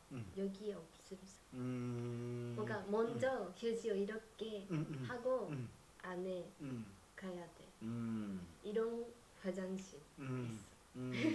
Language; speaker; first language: Korean; non-native, learner; Japanese